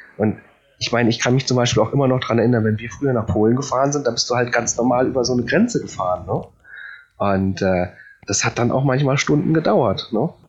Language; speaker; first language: German; early bilingual, other home language; Polish